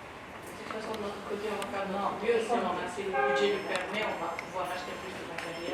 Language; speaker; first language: French; non-native, local second language; Arabic